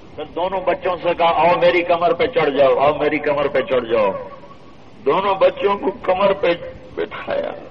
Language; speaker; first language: Urdu; non-native, local second language; Punjabi